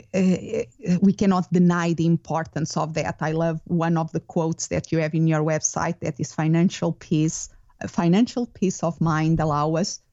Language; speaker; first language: English; non-native, fluent; Portuguese